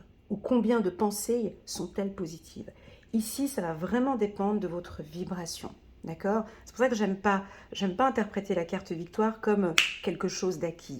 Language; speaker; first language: French; native; French